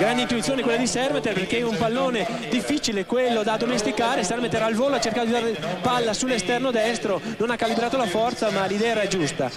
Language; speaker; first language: Italian; native; Italian